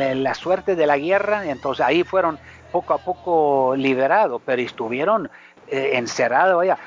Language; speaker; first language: Spanish; non-native, fluent; Swedish